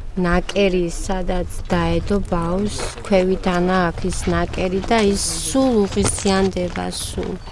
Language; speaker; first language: Georgian; non-native, local second language; Mingrelian